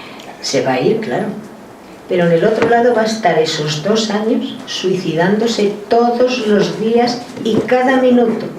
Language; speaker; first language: Spanish; native; Spanish